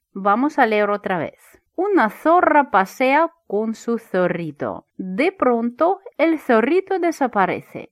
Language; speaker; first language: Spanish; non-native, fluent; Russian